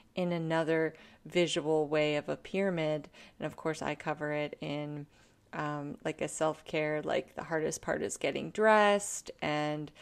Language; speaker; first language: English; native; English